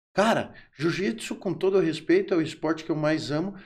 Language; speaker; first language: Portuguese; native; Portuguese